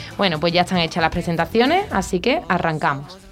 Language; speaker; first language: Spanish; native; Spanish